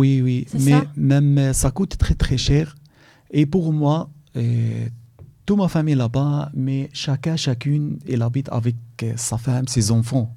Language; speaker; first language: French; non-native, learner; Arabic